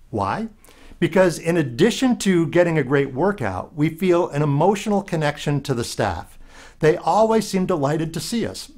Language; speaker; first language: English; native; English